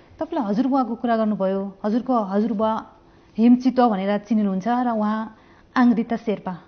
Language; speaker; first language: Nepali; native; Nepali